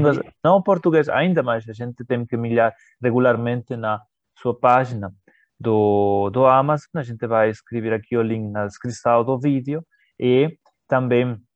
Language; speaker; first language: Portuguese; non-native, learner; Spanish